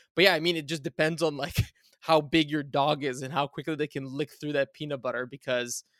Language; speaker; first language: English; early bilingual, other home language; Bulgarian